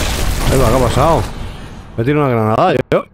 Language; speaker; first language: Spanish; native; Spanish